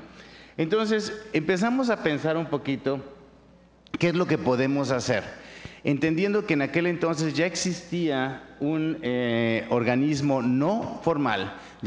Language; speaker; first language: Spanish; native; Spanish